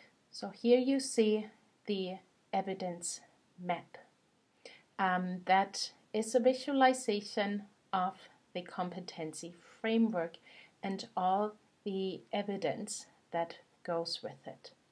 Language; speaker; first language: English; non-native, fluent; German